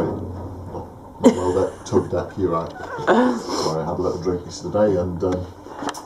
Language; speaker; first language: English; native; English